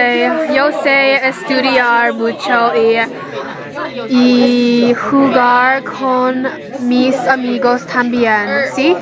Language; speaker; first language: Spanish; non-native, learner; English